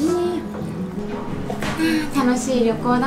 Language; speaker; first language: Japanese; native; Japanese